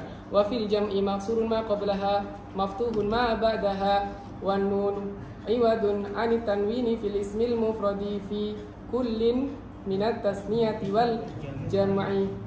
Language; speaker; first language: Arabic; non-native, fluent; Indonesian